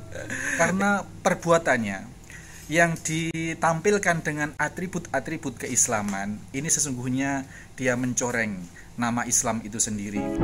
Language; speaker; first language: Indonesian; native; Indonesian